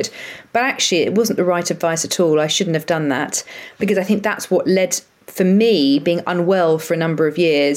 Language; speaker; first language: English; native; English